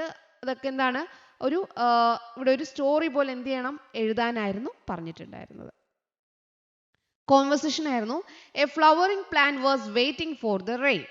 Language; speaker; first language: Malayalam; native; Malayalam